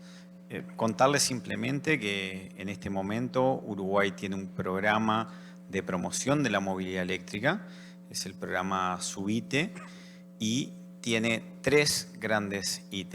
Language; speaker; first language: Spanish; native; Spanish